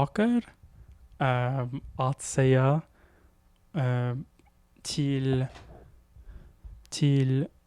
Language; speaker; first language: Swedish; non-native, learner; English